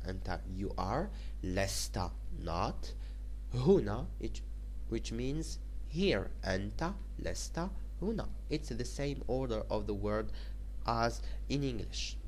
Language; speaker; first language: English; non-native, fluent; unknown